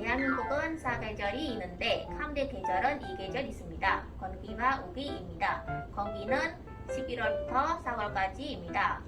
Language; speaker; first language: Korean; non-native, learner; Khmer